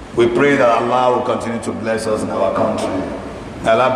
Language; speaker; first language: English; non-native, local second language; Yoruba